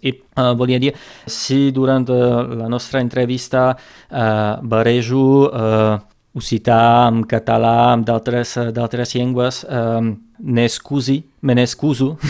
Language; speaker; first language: Catalan; non-native, fluent; Czech